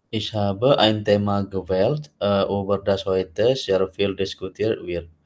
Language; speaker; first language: German; non-native, learner; Indonesian